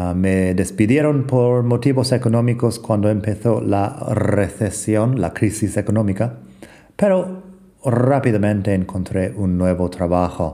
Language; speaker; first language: Spanish; non-native, fluent; English